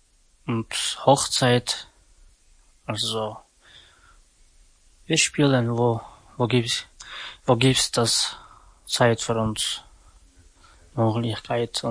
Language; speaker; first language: German; non-native, learner; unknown